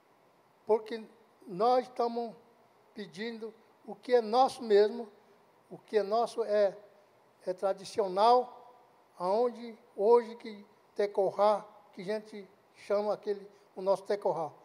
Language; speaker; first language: Portuguese; non-native, local second language; Guarani